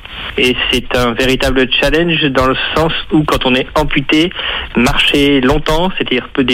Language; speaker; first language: French; native; French